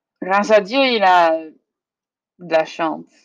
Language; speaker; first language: French; non-native, learner; English